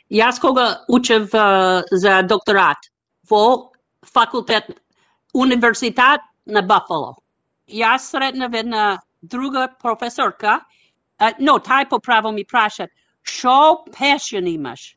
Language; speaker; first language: Macedonian; non-native, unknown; English